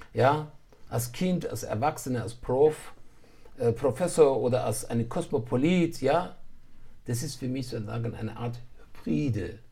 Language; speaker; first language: German; non-native, fluent; Persian